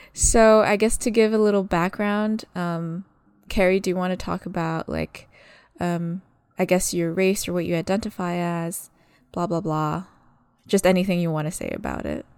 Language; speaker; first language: English; early bilingual, other home language; Malagasy